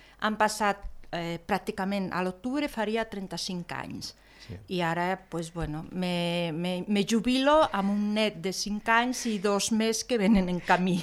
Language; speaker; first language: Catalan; non-native, local second language; Spanish